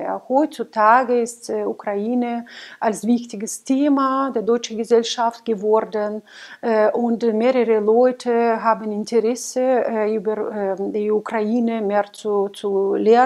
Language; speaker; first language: German; non-native, fluent; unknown